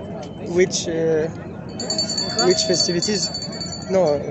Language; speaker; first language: English; non-native, learner; French